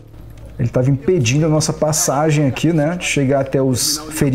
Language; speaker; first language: Portuguese; native; Portuguese